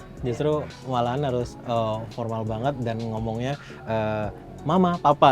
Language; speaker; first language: Indonesian; native; Indonesian